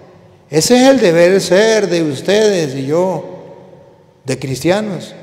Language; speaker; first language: Spanish; native; Spanish